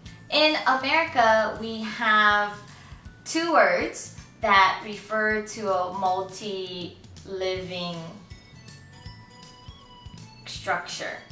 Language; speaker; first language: English; early bilingual, other home language; Japanese